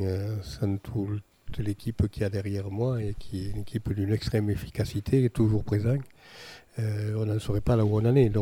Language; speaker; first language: French; native; French